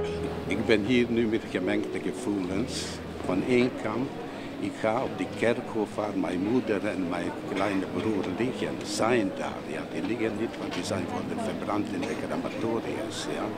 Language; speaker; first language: Dutch; non-native, fluent; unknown